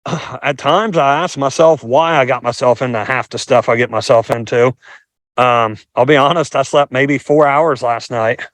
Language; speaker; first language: English; native; English